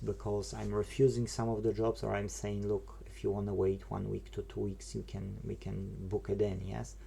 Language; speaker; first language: English; non-native, fluent; Polish